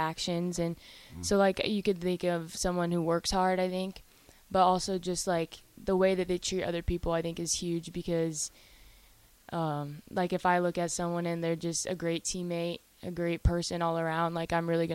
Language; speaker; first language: English; native; English